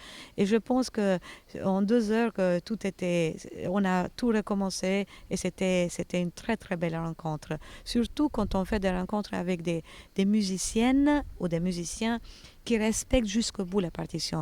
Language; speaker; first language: French; non-native, fluent; Albanian